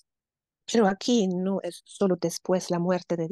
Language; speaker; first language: Spanish; non-native, fluent; German